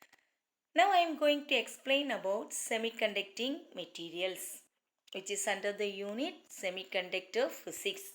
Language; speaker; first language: English; non-native, local second language; Tamil